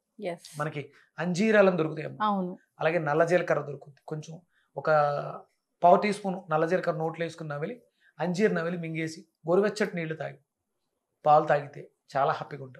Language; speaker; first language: Telugu; native; Telugu